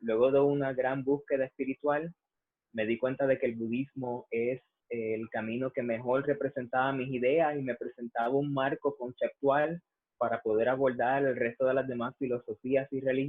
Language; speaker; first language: Spanish; native; Spanish